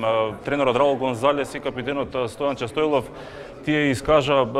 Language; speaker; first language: Macedonian; native; Macedonian